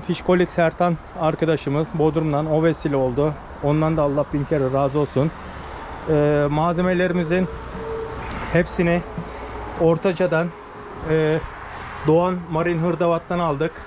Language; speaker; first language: Turkish; native; Turkish